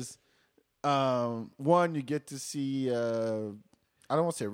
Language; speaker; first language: English; non-native, fluent; Wolof